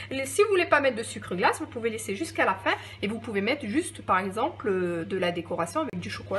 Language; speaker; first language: French; non-native, local second language; Arabic